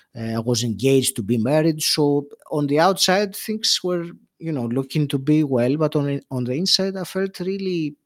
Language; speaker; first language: English; non-native, fluent; Greek